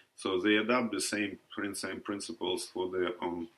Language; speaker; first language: English; non-native, learner; Russian